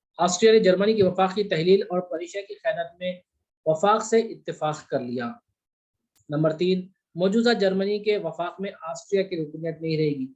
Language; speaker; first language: Urdu; native; Urdu